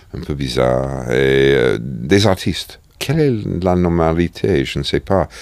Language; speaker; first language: French; non-native, fluent; English